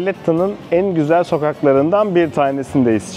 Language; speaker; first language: Turkish; native; Turkish